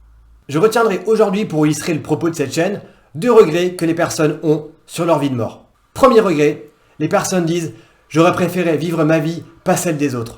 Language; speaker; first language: French; native; French